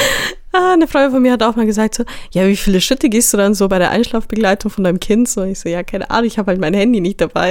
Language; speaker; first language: German; native; German